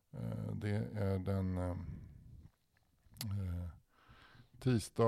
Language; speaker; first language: Swedish; native; Swedish